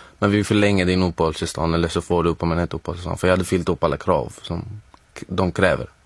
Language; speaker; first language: Swedish; non-native, fluent; Arabic